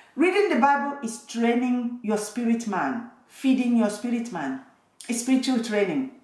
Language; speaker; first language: English; non-native, local second language; Igbo